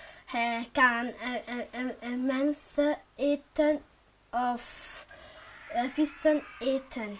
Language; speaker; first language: Dutch; non-native, learner; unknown